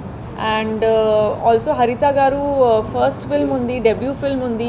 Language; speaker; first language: Telugu; non-native, fluent; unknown